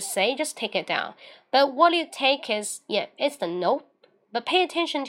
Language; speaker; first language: English; non-native, fluent; Chinese